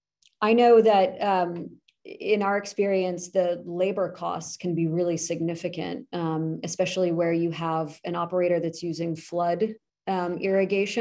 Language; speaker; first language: English; native; English